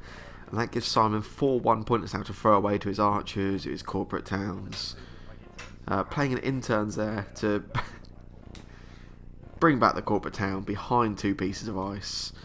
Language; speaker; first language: English; native; English